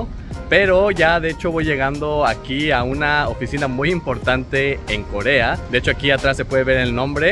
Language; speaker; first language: Spanish; native; Spanish